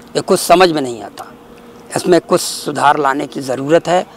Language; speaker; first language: Hindi; native; Hindi